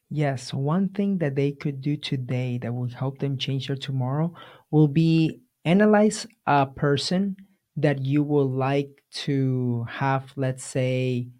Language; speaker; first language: English; early bilingual, other home language; Spanish